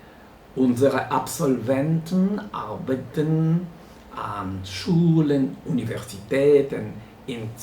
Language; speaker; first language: German; non-native, fluent; Russian